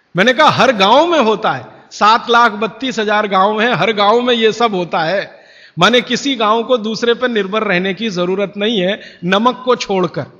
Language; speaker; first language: Hindi; native; Hindi